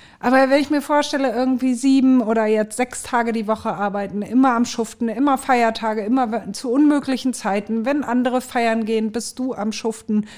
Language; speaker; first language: German; native; German